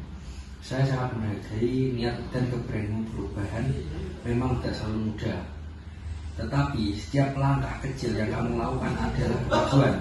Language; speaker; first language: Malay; non-native, fluent; Indonesian